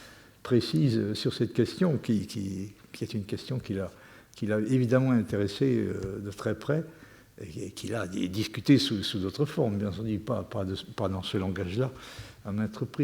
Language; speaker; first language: French; native; French